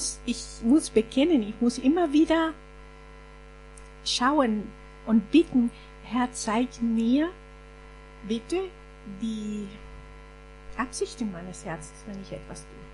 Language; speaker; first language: German; non-native, fluent; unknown